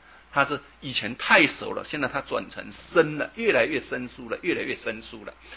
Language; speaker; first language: Chinese; native; Chinese